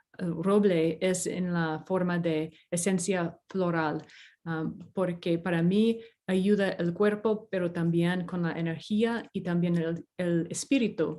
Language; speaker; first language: Spanish; non-native, fluent; English